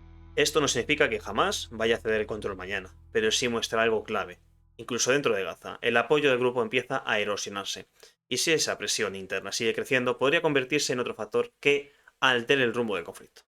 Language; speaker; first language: Spanish; native; Spanish